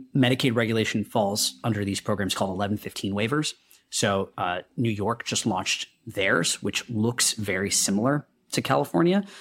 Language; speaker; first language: English; non-native, local second language; Hindi